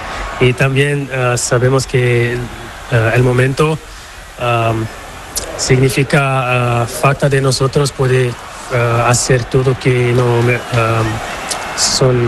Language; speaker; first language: Spanish; non-native, learner; Portuguese